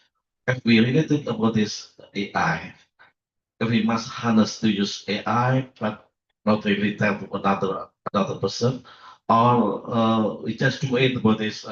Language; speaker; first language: English; non-native, learner; Indonesian